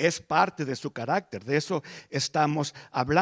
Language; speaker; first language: Spanish; early bilingual, heritage; Spanish